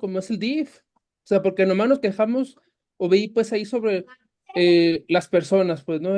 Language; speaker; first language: Spanish; native; Spanish